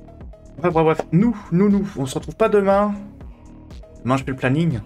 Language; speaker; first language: French; native; French